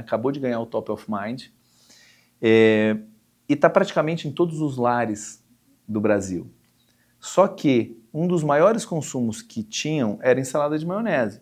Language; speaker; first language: Portuguese; native; Portuguese